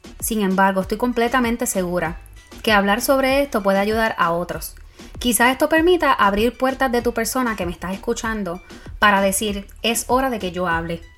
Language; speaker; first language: Spanish; native; Spanish